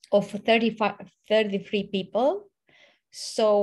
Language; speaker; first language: English; non-native, fluent; Romanian